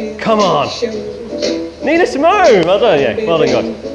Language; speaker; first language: English; native; English